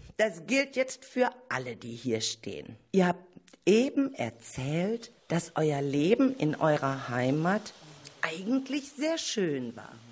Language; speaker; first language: German; native; German